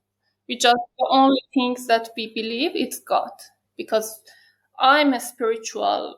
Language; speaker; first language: English; non-native, learner; Persian